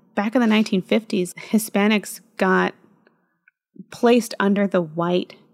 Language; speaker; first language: English; early bilingual, other home language; Spanish